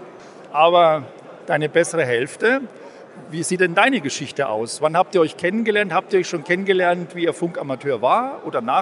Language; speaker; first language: German; native; German